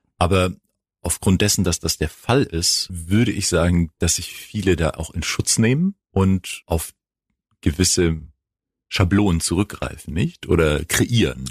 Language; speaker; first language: German; non-native, fluent; Greek